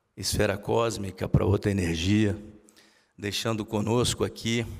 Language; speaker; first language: Portuguese; native; Portuguese